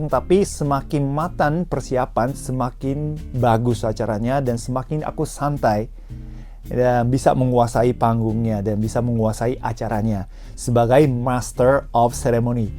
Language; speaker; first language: Indonesian; non-native, fluent; Japanese